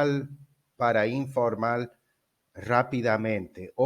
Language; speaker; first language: Spanish; non-native, fluent; Portuguese